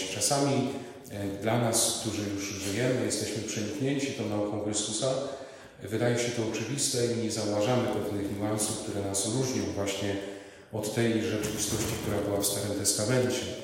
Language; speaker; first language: Polish; native; Polish